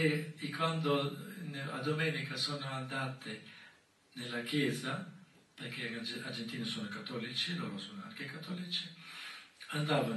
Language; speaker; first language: Italian; non-native, fluent; German